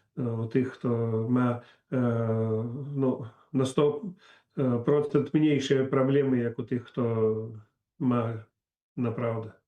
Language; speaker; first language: Polish; non-native, learner; Belarusian